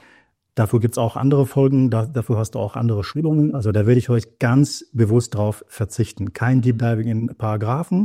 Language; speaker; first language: German; native; German